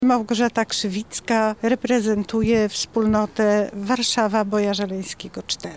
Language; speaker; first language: Polish; native; Polish